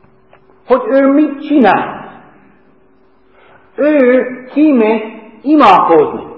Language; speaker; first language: Hungarian; non-native, fluent; English